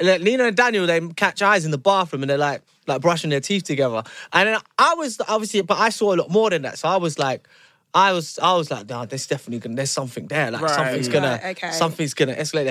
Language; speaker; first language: English; native; English